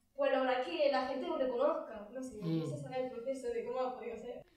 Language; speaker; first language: Spanish; non-native, fluent; Chinese